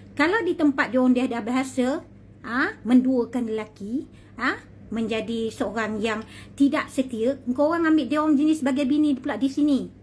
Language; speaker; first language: Malay; native; Malay